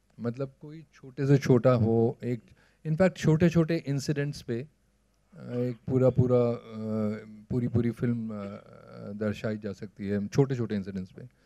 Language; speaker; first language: Hindi; native; Hindi